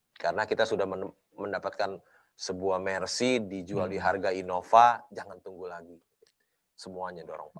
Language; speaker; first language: Indonesian; native; Indonesian